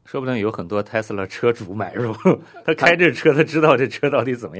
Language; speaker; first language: Chinese; native; Chinese